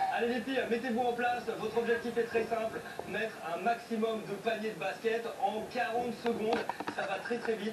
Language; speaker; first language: French; native; French